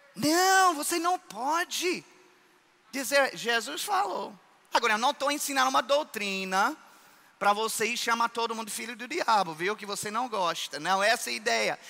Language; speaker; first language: Portuguese; non-native, fluent; English